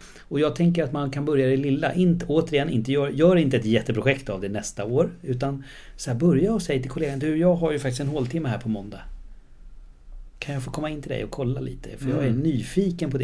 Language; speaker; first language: Swedish; native; Swedish